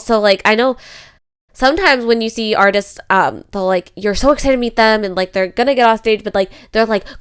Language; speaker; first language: English; native; English